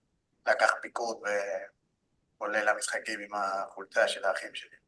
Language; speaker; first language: Hebrew; non-native, fluent; Spanish